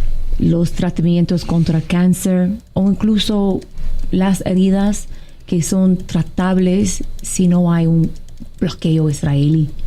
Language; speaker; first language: Spanish; non-native, fluent; Arabic